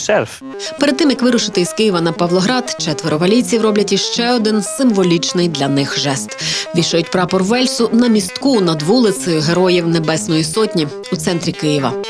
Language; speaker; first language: Ukrainian; native; Ukrainian